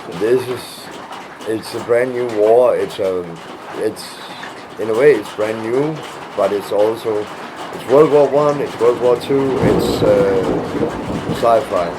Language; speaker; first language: English; non-native, fluent; Danish